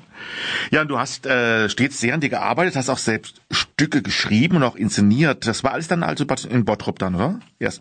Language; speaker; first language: German; native; German